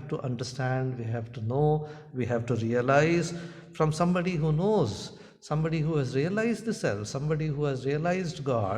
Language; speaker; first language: English; non-native, local second language; Hindi